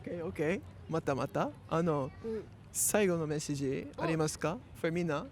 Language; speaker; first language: Japanese; non-native, learner; English